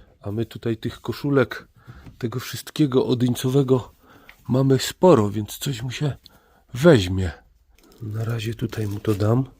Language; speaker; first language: Polish; native; Polish